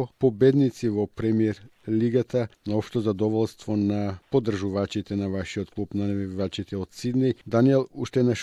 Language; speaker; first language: Macedonian; native; Macedonian